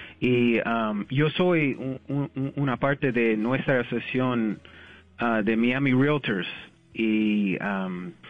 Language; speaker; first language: Spanish; early bilingual, heritage; English